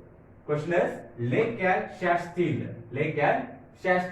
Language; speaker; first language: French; non-native, fluent; Tamil